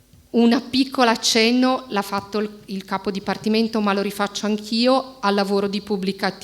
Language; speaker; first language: Italian; native; Italian